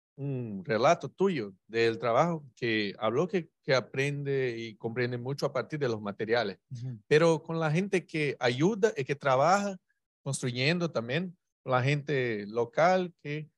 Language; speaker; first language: Spanish; non-native, learner; Portuguese